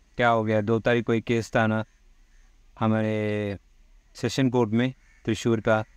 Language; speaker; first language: Hindi; non-native, local second language; Malayalam